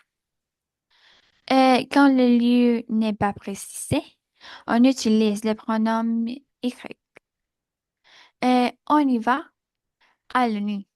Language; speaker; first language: French; non-native, learner; Spanish